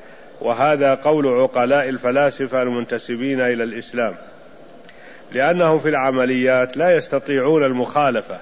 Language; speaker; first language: Arabic; native; Arabic